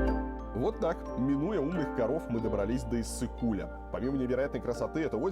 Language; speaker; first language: Russian; native; Russian